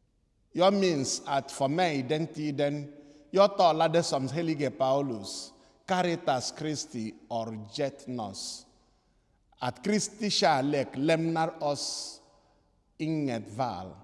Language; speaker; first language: Swedish; non-native, fluent; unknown